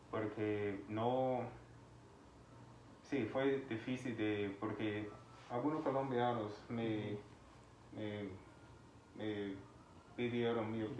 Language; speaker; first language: Spanish; non-native, fluent; English